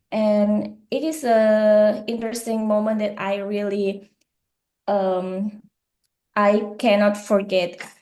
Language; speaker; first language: English; non-native, learner; Indonesian